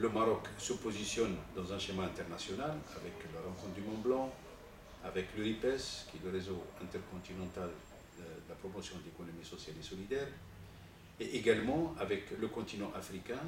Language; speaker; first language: French; non-native, local second language; Arabic